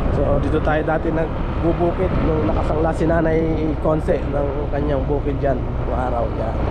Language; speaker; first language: Filipino; native; Filipino